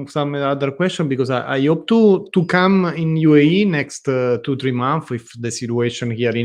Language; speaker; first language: English; non-native, learner; Italian